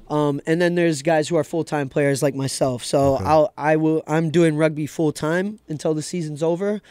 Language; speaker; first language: English; native; English